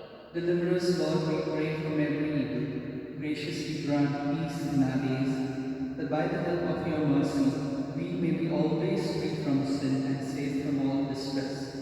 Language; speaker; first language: English; non-native, local second language; Konkani